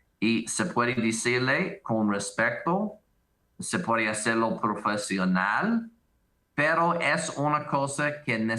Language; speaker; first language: Spanish; non-native, learner; English